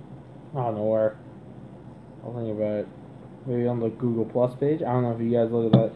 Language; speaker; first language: English; native; English